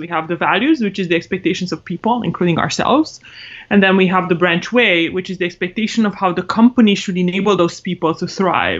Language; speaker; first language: English; non-native, fluent; Romanian